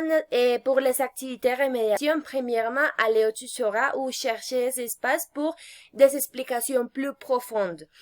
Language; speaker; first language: French; non-native, fluent; Spanish